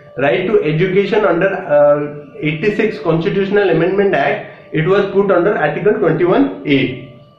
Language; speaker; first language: English; non-native, local second language; Odia